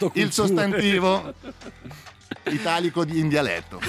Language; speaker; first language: Italian; native; Italian